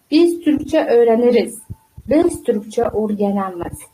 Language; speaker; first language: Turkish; non-native, fluent; Uzbek